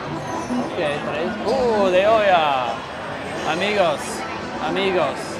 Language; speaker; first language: Spanish; non-native, learner; English